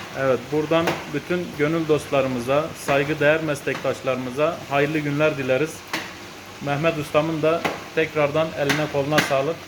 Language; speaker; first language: Turkish; native; Turkish